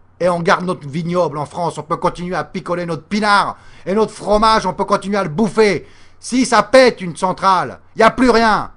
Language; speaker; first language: French; native; French